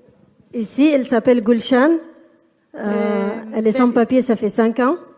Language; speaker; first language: French; non-native, fluent; Kurdish